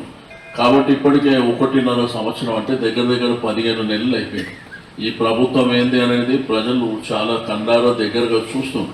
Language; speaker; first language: Telugu; native; Telugu